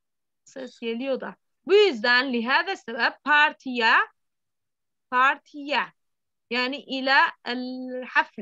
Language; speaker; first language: Turkish; non-native, fluent; Arabic